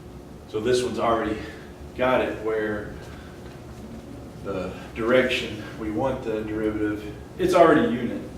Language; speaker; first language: English; native; English